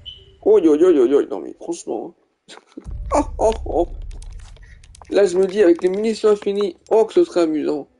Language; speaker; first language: French; native; French